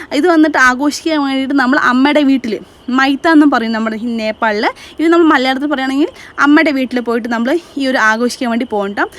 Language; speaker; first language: Malayalam; non-native, fluent; Nepali